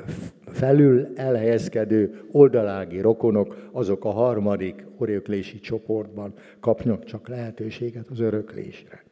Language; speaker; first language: Hungarian; native; Hungarian